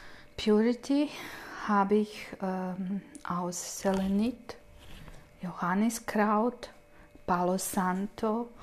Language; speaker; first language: German; non-native, fluent; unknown